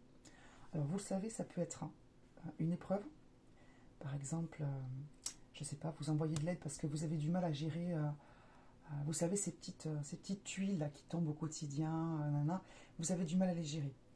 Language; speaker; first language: French; native; French